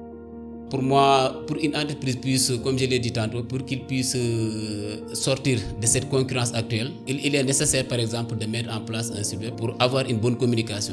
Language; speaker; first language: French; non-native, local second language; Wolof